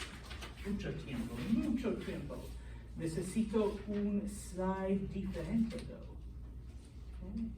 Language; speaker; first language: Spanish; non-native, fluent; English